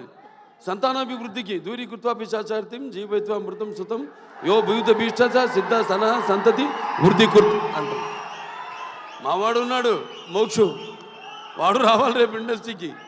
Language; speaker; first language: Telugu; native; Telugu